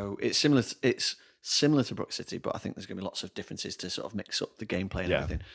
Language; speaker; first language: English; native; English